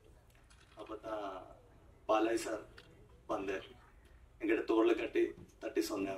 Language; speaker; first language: Tamil; non-native, fluent; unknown